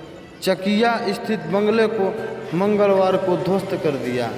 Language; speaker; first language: Hindi; native; Hindi